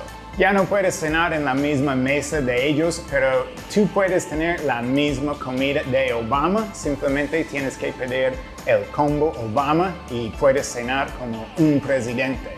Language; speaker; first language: Spanish; non-native, fluent; English